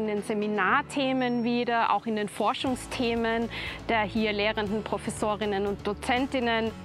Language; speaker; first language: German; native; German